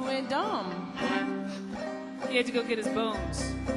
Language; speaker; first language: English; native; English